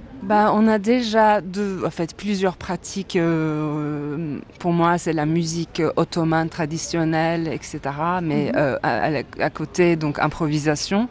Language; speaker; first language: French; non-native, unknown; Turkish